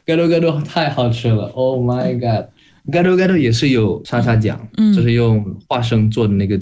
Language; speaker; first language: Chinese; non-native, fluent; Indonesian